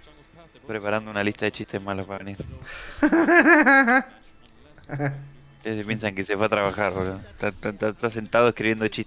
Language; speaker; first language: Spanish; native; Spanish